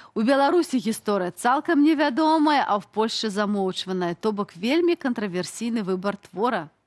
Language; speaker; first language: Belarusian; native; Belarusian